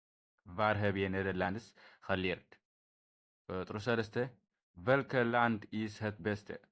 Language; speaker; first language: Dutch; non-native, learner; Tigrinya